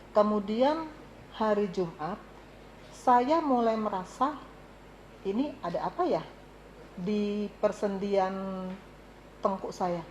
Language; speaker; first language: Indonesian; native; Indonesian